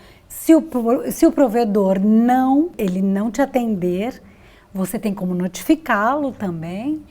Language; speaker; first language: Portuguese; native; Portuguese